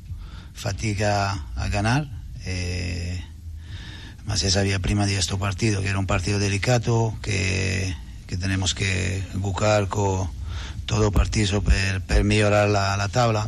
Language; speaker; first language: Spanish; non-native, learner; Italian